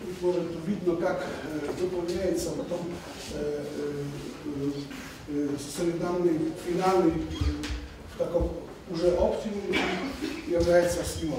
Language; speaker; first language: Russian; non-native, fluent; Polish